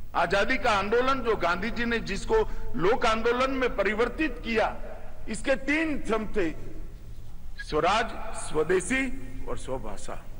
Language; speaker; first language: Hindi; non-native, local second language; Gujarati